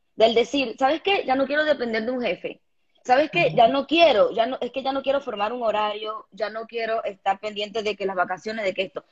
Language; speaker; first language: Spanish; native; Spanish